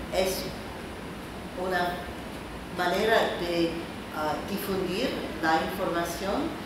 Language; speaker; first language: Spanish; non-native, learner; English